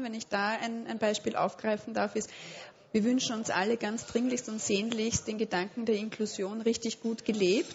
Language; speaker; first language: German; native; German